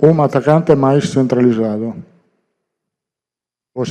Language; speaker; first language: Portuguese; non-native, learner; Italian